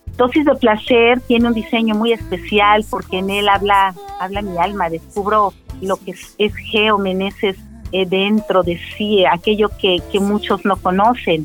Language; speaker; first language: Spanish; native; Spanish